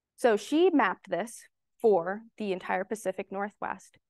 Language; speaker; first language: English; native; English